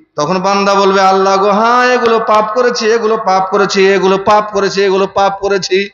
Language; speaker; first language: Bangla; non-native, fluent; Urdu